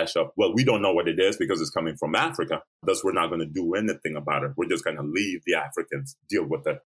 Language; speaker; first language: English; early bilingual, other home language; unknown